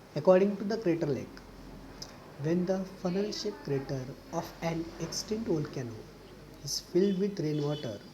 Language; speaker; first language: English; non-native, local second language; Marathi